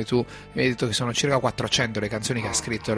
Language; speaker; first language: Italian; native; Italian